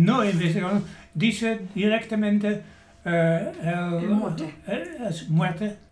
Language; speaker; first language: Spanish; non-native, learner; Dutch